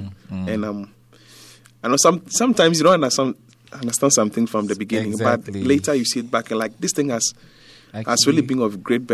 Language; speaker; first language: English; non-native, local second language; Ga